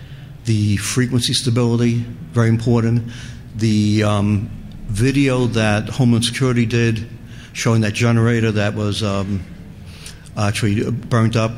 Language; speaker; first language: English; native; English